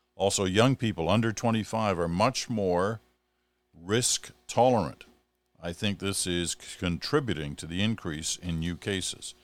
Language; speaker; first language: English; native; English